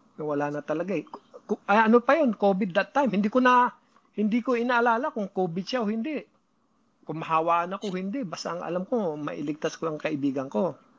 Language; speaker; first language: Filipino; non-native, local second language; Pangasinan